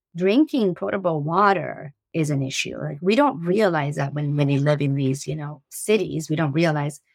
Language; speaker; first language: English; early bilingual, other home language; Persian